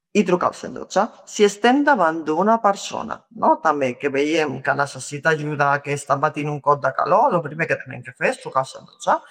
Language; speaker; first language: Catalan; non-native, local second language; Spanish